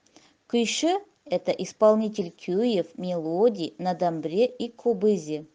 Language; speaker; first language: Russian; non-native, local second language; Kazakh